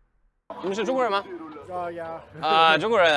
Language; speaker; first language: Chinese; non-native, fluent; German